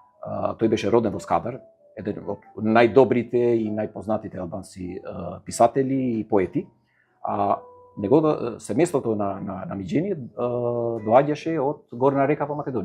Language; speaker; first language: Macedonian; non-native, fluent; Albanian